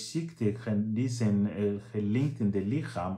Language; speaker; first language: Dutch; non-native, fluent; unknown